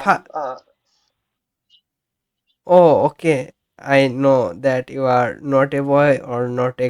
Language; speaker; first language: English; non-native, learner; Bangla